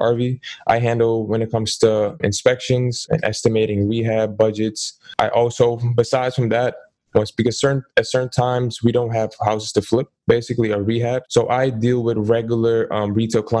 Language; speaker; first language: English; non-native, fluent; Dutch